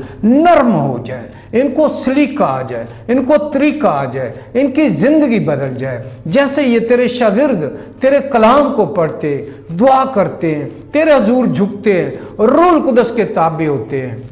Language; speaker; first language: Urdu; non-native, local second language; Punjabi